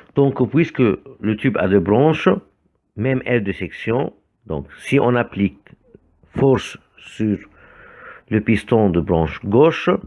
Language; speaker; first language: French; non-native, fluent; Arabic